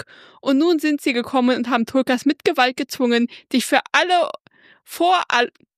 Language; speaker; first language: German; native; German